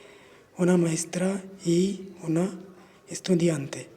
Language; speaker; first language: Spanish; non-native, learner; Urdu